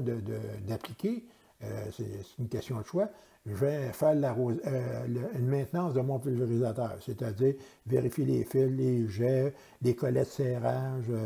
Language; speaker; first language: French; native; French